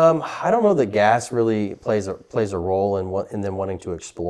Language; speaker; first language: English; native; English